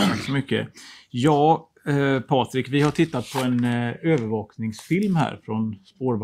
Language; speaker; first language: Swedish; native; Swedish